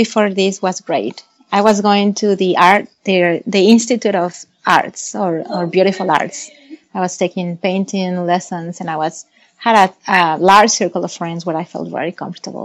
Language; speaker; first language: English; non-native, fluent; Spanish